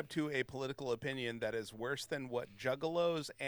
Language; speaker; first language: English; native; English